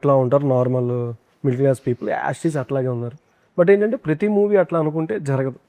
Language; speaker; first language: Telugu; native; Telugu